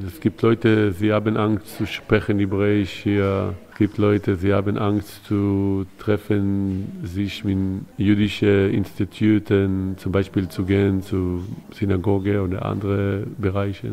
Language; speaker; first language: German; non-native, learner; Hebrew